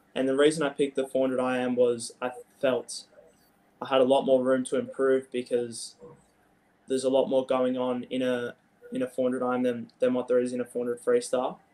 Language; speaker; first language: English; native; English